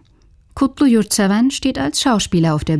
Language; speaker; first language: German; native; German